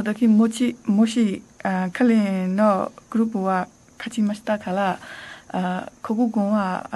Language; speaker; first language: Japanese; non-native, learner; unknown